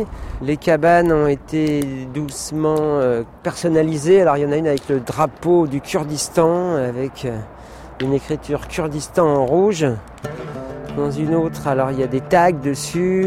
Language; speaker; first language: French; native; French